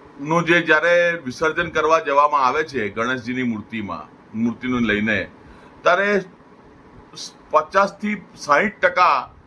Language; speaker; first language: Gujarati; non-native, local second language; Punjabi